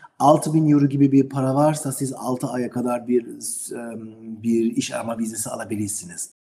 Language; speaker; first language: Turkish; non-native, learner; German